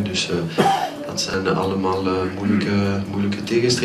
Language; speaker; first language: Dutch; non-native, local second language; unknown